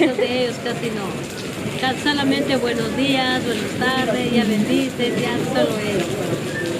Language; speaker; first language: Spanish; non-native, local second language; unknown